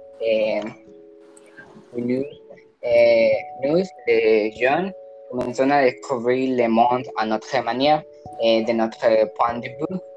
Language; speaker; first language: French; non-native, learner; Spanish